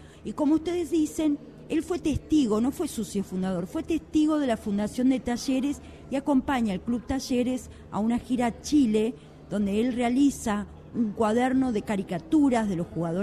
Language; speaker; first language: Spanish; native; Spanish